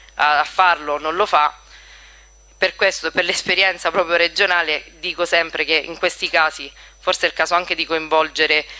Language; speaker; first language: Italian; native; Italian